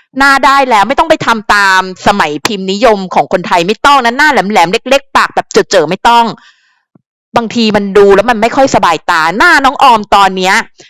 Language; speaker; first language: Thai; native; Thai